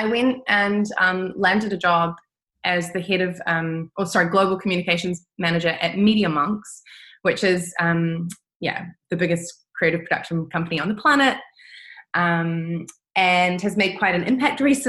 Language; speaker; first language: English; native; English